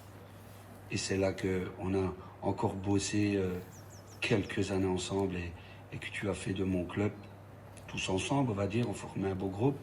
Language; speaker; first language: French; native; French